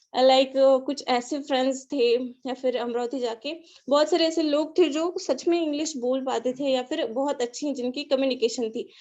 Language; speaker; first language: Hindi; non-native, local second language; Marathi